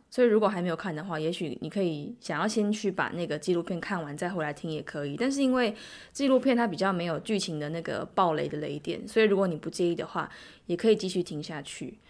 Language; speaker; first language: Chinese; native; Chinese